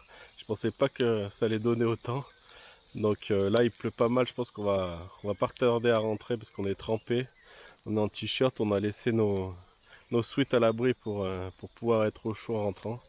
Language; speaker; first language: French; native; French